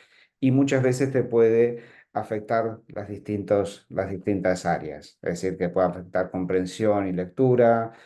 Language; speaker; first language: Spanish; native; Spanish